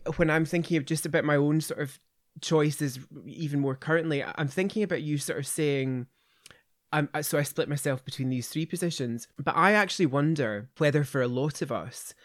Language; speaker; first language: English; native; English